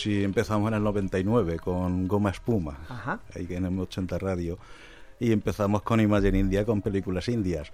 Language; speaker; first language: Spanish; non-native, fluent; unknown